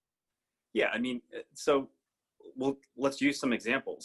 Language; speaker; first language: English; native; English